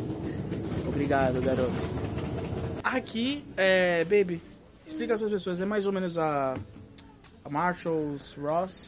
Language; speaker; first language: Portuguese; native; Portuguese